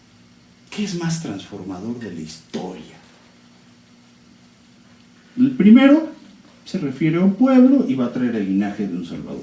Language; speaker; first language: Spanish; native; Spanish